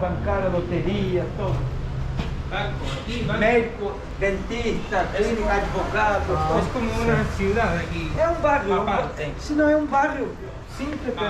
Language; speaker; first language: Spanish; non-native, fluent; Portuguese